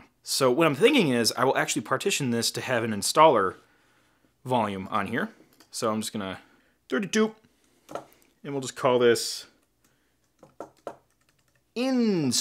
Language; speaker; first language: English; native; English